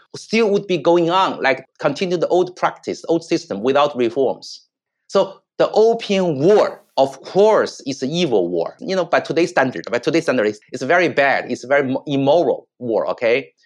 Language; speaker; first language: English; non-native, fluent; Chinese